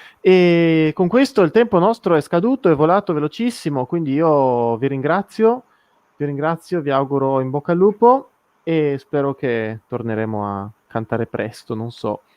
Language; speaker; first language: Italian; native; Italian